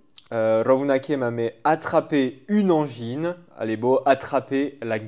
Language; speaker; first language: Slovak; non-native, fluent; French